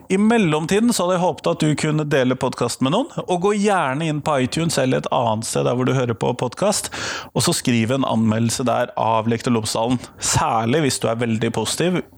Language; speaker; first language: Norwegian; native; Norwegian